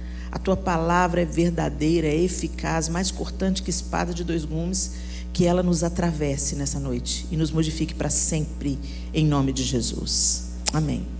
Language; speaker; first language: Portuguese; native; Portuguese